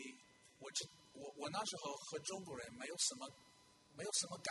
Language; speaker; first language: Chinese; non-native, fluent; English